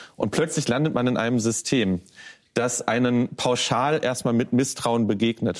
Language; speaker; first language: German; native; German